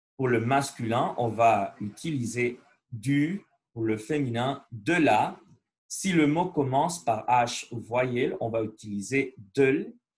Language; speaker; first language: French; non-native, learner; Spanish